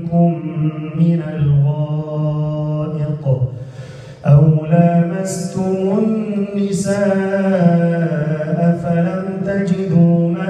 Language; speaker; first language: Arabic; native; Arabic